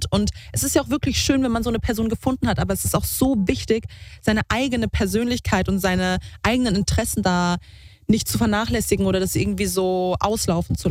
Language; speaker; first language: German; native; German